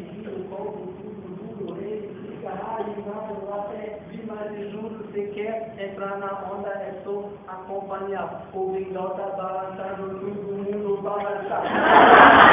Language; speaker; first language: Portuguese; non-native, fluent; German